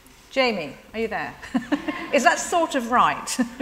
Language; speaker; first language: English; native; English